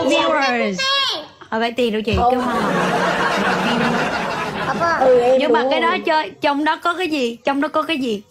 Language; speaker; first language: Vietnamese; native; Vietnamese